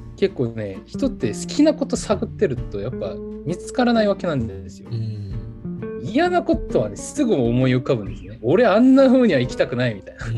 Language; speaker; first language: Japanese; non-native, fluent; Korean